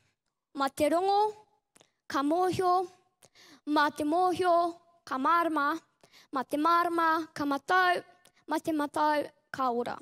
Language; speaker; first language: Māori; non-native, local second language; English